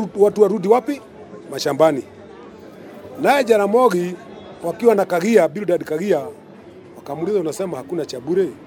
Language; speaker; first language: Swahili; non-native, local second language; Kikuyu